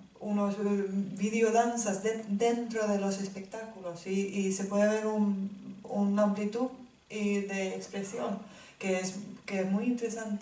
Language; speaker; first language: Spanish; non-native, fluent; Finnish